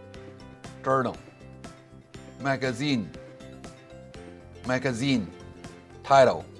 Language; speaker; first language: English; non-native, fluent; Chinese